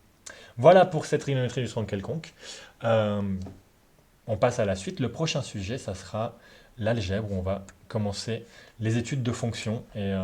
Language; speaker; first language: French; native; French